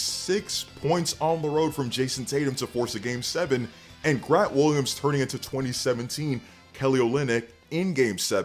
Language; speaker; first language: English; native; English